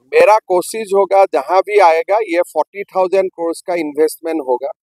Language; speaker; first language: Hindi; non-native, local second language; Assamese